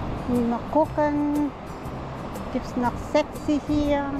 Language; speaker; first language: German; non-native, learner; Filipino